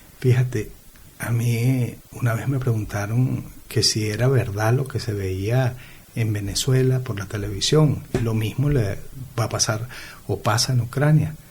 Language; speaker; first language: Spanish; native; Spanish